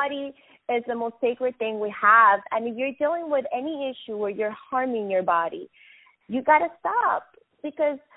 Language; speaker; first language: English; non-native, fluent; Spanish